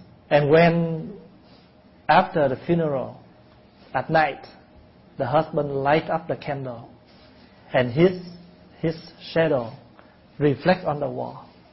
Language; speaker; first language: English; non-native, fluent; Vietnamese